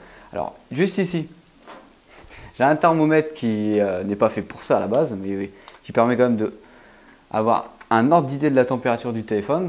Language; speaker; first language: French; native; French